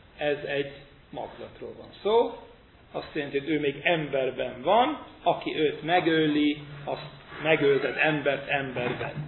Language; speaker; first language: Hungarian; non-native, fluent; English